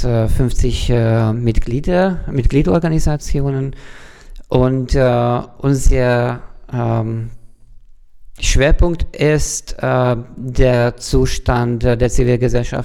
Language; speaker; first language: German; non-native, fluent; Hungarian